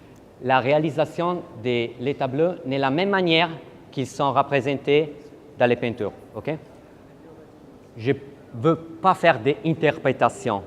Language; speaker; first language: French; non-native, learner; Italian